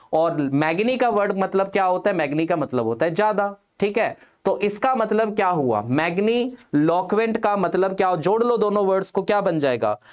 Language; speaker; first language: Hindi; non-native, local second language; Punjabi